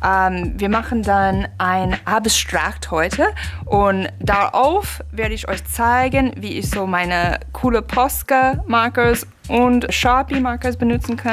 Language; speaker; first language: German; non-native, fluent; English